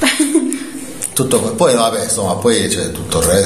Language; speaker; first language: Italian; native; Italian